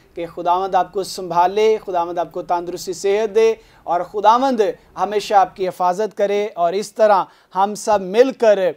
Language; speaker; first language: Urdu; non-native, local second language; Punjabi